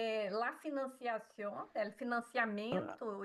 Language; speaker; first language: Portuguese; non-native, learner; Spanish